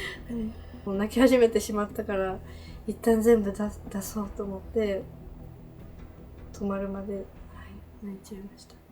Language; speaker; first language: Japanese; native; Japanese